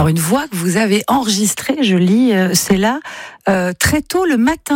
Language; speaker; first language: French; native; French